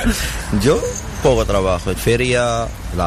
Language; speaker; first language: Spanish; non-native, learner; Arabic